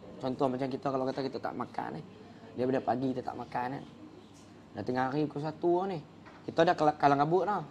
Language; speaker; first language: Malay; native; Malay